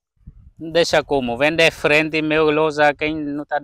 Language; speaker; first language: Portuguese; non-native, learner; Vietnamese